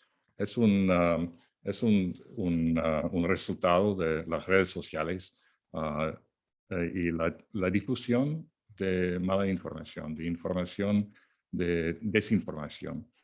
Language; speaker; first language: Spanish; non-native, fluent; English